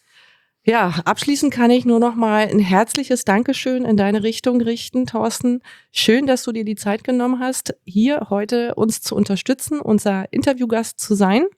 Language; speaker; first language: German; native; German